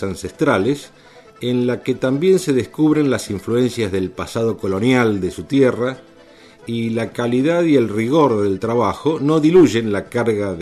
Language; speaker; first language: Spanish; native; Spanish